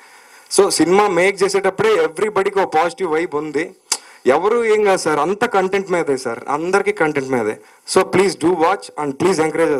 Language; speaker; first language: Telugu; native; Telugu